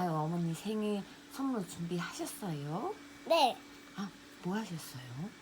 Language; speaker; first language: Korean; native; Korean